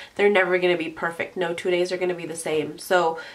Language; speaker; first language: English; early bilingual, other home language; French